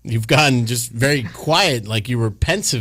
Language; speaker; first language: English; native; English